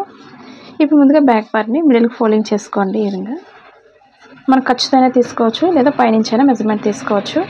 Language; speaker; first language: Telugu; native; Telugu